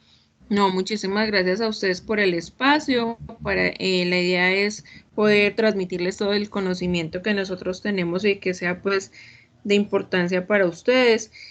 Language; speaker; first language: Spanish; native; Spanish